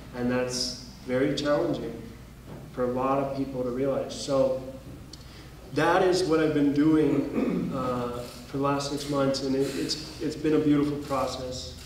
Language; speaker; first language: English; native; English